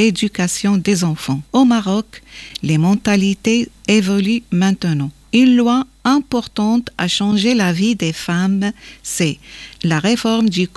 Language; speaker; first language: French; non-native, local second language; Arabic